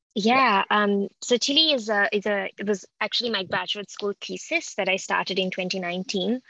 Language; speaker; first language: English; non-native, local second language; Sinhala